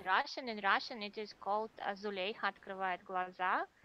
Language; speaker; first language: English; non-native, fluent; Russian